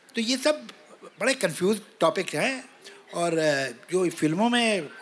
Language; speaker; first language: Hindi; native; Hindi